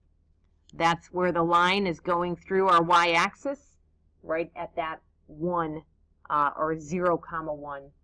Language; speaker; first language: English; native; English